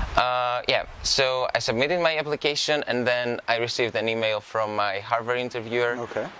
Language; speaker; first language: English; non-native, fluent; Greek